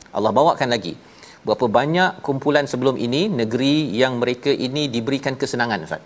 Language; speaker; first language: Malay; native; Malay